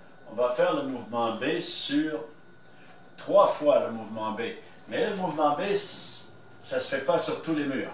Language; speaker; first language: French; native; French